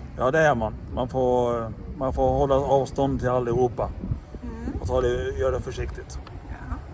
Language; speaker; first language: Swedish; native; Swedish